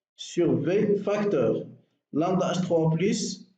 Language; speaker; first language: French; non-native, local second language; Arabic